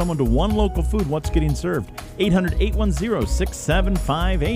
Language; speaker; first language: English; native; English